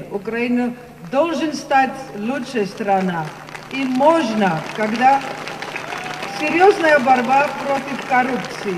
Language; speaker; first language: Russian; non-native, learner; Dutch